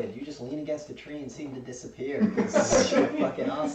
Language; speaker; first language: English; native; English